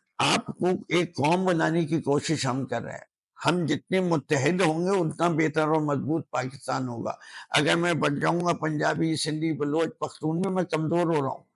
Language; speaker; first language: Urdu; native; Urdu